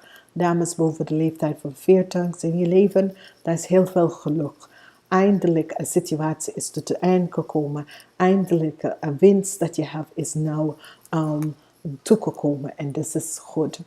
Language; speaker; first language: Dutch; non-native, fluent; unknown